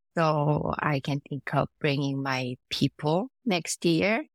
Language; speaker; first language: English; non-native, fluent; Korean